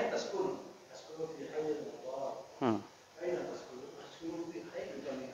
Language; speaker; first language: Arabic; non-native, learner; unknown